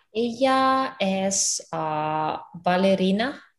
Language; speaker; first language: Spanish; non-native, learner; English